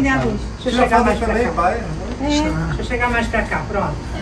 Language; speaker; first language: Portuguese; native; Portuguese